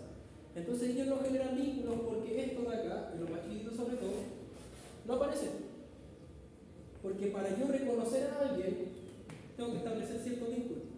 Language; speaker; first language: Spanish; native; Spanish